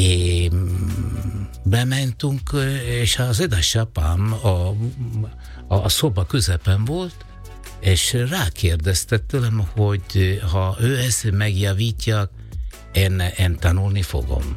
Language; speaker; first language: Hungarian; non-native, learner; Italian